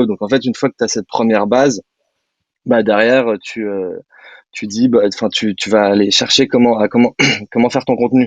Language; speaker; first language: French; native; French